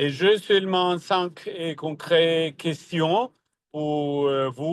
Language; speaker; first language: French; non-native, learner; Spanish